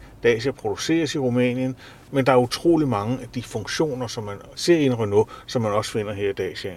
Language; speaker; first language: Danish; native; Danish